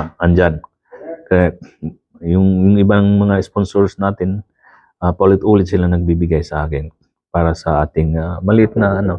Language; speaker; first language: Filipino; non-native, local second language; Waray